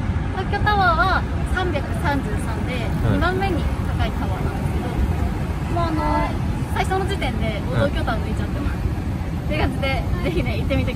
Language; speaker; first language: Japanese; native; Japanese